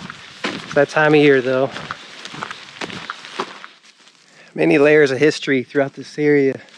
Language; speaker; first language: English; native; English